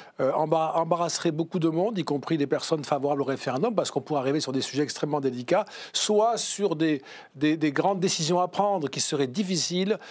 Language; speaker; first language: French; native; French